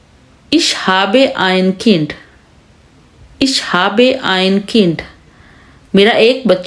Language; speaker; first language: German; non-native, fluent; Urdu